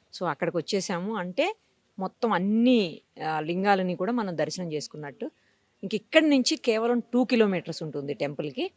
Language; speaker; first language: Telugu; native; Telugu